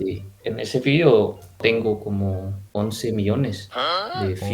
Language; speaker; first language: Spanish; non-native, fluent; Indonesian